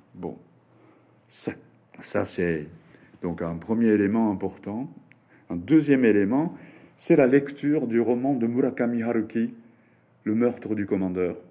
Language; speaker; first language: French; non-native, fluent; Japanese